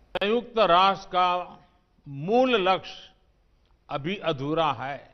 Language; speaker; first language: Hindi; non-native, local second language; Gujarati